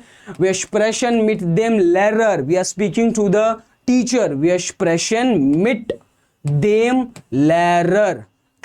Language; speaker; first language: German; non-native, fluent; Hindi